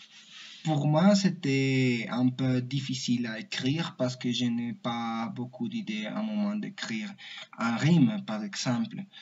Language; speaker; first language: French; non-native, learner; Spanish